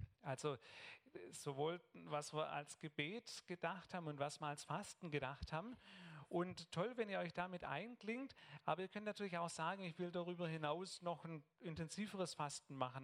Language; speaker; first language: German; native; German